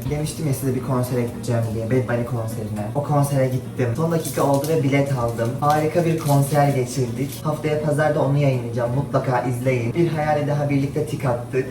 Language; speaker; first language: Turkish; native; Turkish